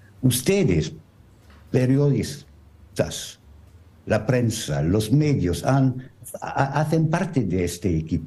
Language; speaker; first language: Spanish; non-native, learner; French